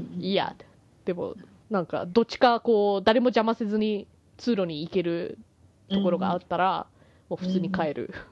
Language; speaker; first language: Japanese; early bilingual, heritage; Japanese